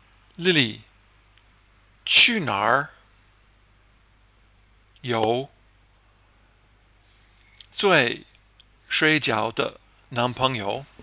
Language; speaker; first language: Chinese; non-native, fluent; English